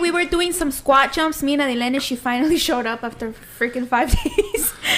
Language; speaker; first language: English; early bilingual, other home language; Spanish